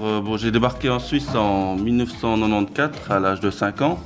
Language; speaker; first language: French; early bilingual, other home language; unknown